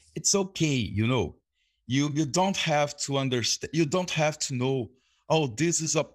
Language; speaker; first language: English; non-native, fluent; Portuguese